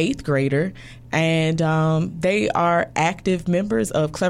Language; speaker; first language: English; native; English